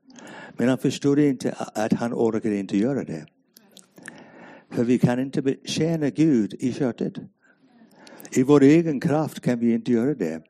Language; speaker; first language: Swedish; non-native, fluent; English